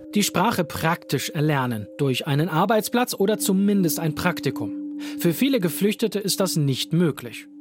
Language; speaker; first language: German; native; German